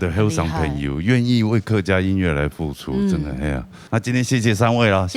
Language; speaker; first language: Chinese; native; Chinese